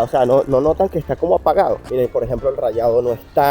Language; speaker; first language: Spanish; native; Spanish